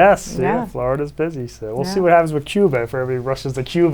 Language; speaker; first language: English; native; English